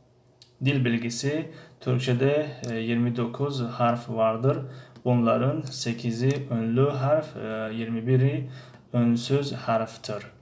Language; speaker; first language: Turkish; non-native, fluent; Tajik